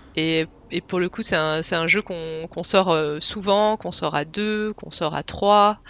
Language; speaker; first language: French; native; French